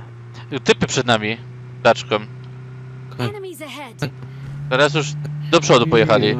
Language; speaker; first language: Polish; native; Polish